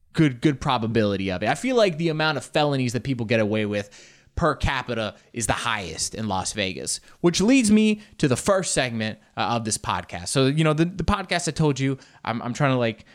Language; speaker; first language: English; native; English